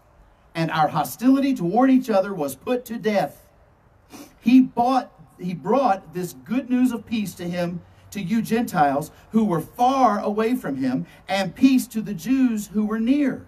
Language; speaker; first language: English; native; English